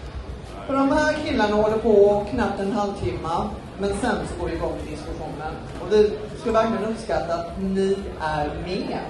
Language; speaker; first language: Swedish; native; Swedish